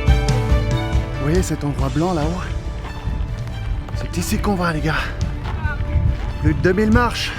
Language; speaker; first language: French; native; French